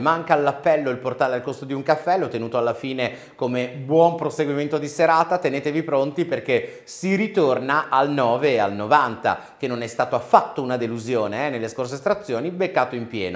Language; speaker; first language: Italian; native; Italian